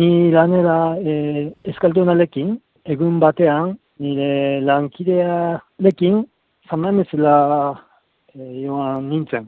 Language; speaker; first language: Basque; non-native, learner; Japanese